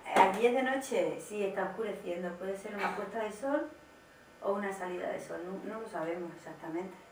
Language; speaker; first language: Spanish; native; Spanish